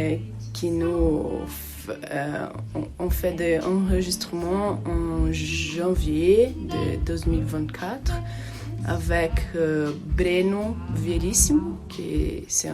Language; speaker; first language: French; non-native, learner; Portuguese